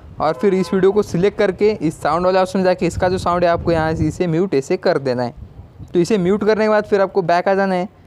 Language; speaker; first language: Hindi; non-native, local second language; Marathi